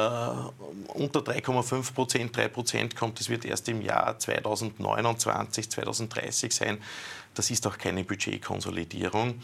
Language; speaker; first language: German; native; German